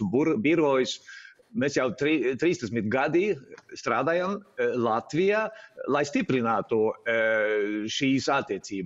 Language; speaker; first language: Latvian; non-native, fluent; Swedish